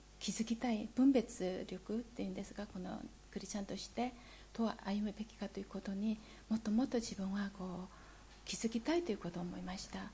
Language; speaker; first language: Japanese; non-native, fluent; Korean